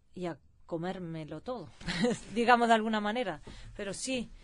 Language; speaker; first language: Spanish; early bilingual, heritage; Swedish